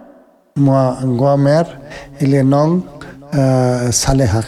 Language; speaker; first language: French; non-native, learner; Bangla